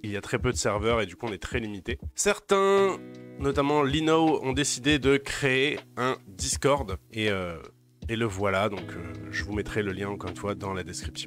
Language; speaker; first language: French; native; French